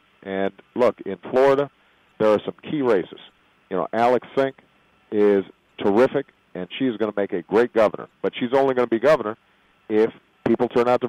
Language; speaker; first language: English; native; English